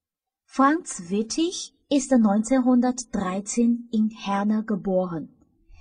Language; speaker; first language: German; non-native, fluent; Chinese